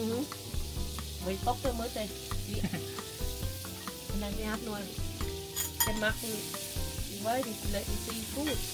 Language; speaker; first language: German; non-native, learner; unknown